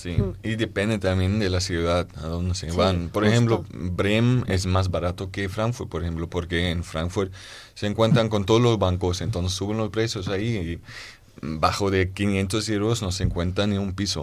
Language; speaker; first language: Spanish; non-native, fluent; German